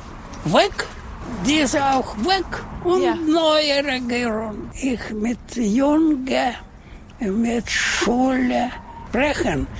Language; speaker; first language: German; non-native, learner; Russian